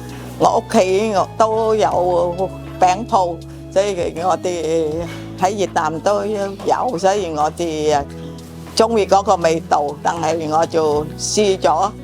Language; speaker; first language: Cantonese; early bilingual, heritage; Cantonese